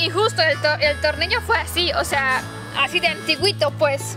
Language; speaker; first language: Spanish; non-native, fluent; Romanian